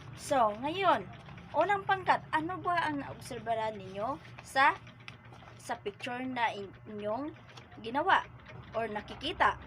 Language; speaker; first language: Filipino; non-native, local second language; Cebuano